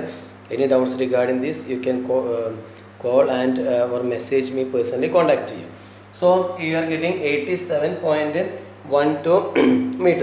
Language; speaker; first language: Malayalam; native; Malayalam